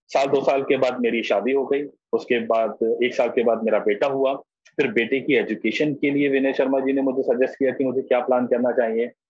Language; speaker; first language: Hindi; native; Hindi